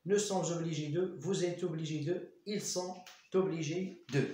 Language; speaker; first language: French; non-native, local second language; Arabic